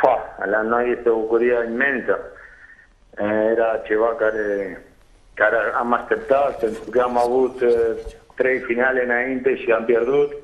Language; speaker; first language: Romanian; non-native, fluent; Spanish